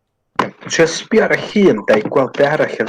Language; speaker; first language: Welsh; native; Welsh